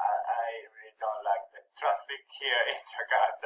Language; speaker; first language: English; non-native, fluent; Italian